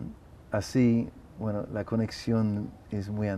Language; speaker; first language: Spanish; non-native, fluent; English